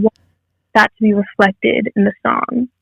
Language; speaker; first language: English; native; English